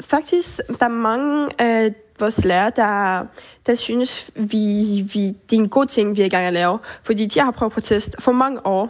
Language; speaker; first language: Danish; early bilingual, heritage; French